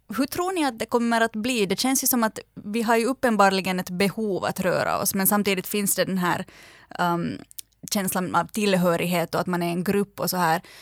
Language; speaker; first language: Swedish; native; Swedish